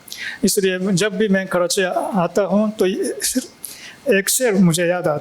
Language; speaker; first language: Hindi; non-native, fluent; Japanese